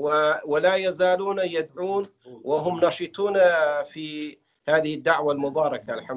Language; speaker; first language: Arabic; non-native, fluent; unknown